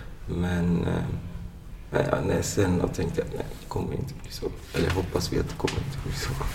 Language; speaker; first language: Swedish; non-native, fluent; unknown